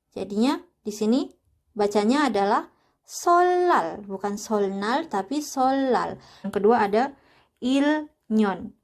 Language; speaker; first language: Indonesian; native; Indonesian